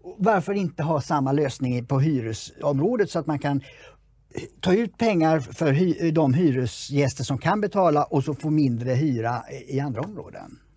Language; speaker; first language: Swedish; native; Swedish